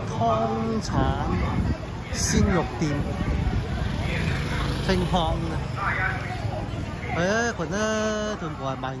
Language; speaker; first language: Chinese; native; Chinese